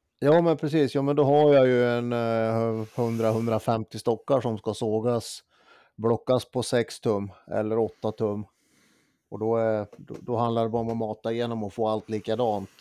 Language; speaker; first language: Swedish; native; Swedish